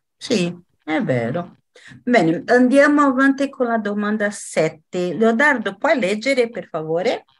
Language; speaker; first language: Italian; non-native, fluent; Portuguese